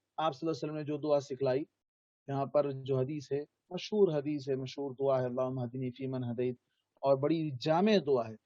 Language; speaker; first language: Urdu; native; Urdu